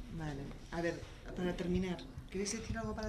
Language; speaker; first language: Spanish; native; Spanish